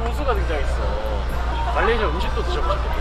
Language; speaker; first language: Korean; native; Korean